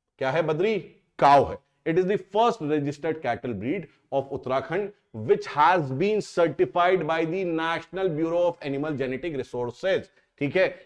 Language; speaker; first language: Hindi; native; Hindi